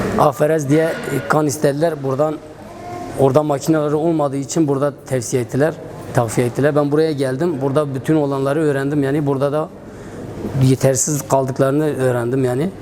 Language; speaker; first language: Turkish; non-native, local second language; Kurdish